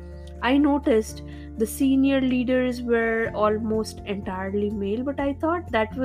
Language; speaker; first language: English; non-native, local second language; Hindi